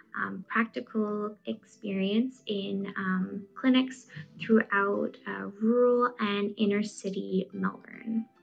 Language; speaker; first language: English; native; English